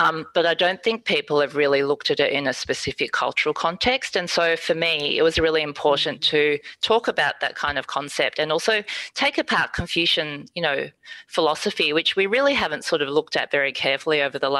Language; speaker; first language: English; early bilingual, other home language; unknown